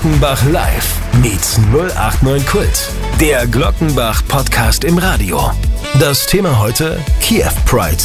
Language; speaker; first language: German; native; German